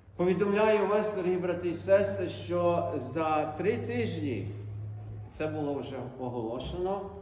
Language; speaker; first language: Ukrainian; early bilingual, heritage; Ukrainian